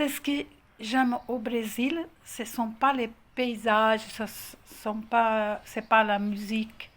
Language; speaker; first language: French; non-native, fluent; Portuguese